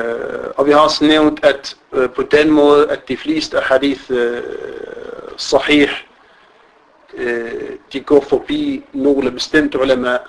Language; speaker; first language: Danish; non-native, fluent; Arabic